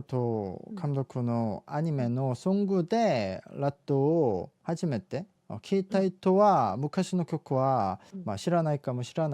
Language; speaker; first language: Japanese; non-native, fluent; Korean